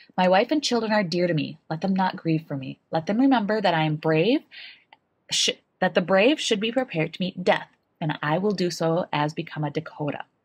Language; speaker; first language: English; native; English